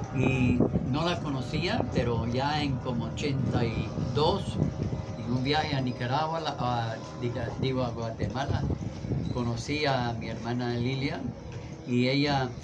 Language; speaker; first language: Spanish; non-native, fluent; English